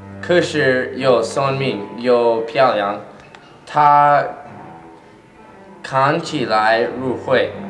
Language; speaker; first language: Chinese; non-native, learner; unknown